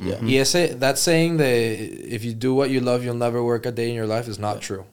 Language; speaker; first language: English; early bilingual, other home language; Spanish